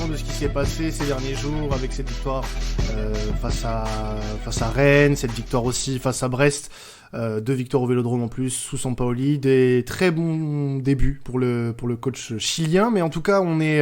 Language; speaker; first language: French; native; French